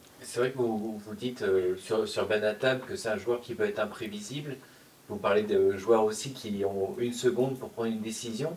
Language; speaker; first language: French; native; French